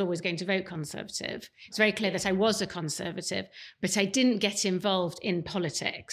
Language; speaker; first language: English; native; English